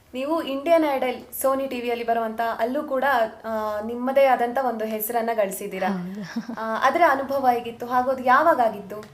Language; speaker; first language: Kannada; native; Kannada